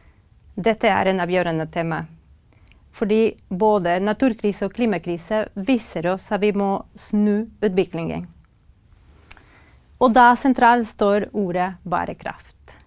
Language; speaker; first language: Norwegian; non-native, fluent; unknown